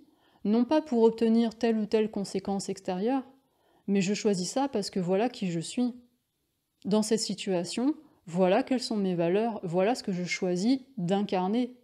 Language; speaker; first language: French; native; French